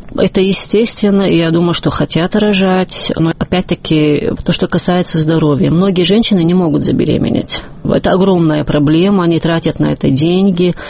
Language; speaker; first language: Russian; non-native, local second language; Chechen